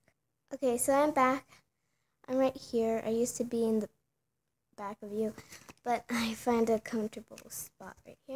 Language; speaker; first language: English; native; English